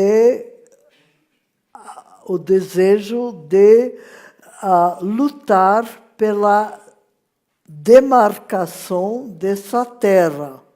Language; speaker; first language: Portuguese; non-native, fluent; French